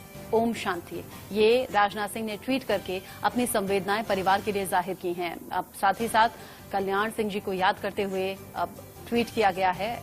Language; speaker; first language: Hindi; native; Hindi